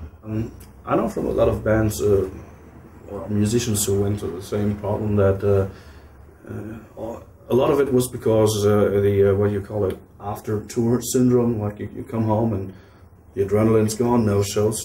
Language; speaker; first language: English; non-native, fluent; German